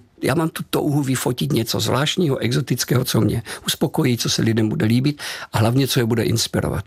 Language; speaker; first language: Czech; native; Czech